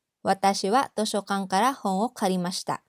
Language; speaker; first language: Japanese; non-native, fluent; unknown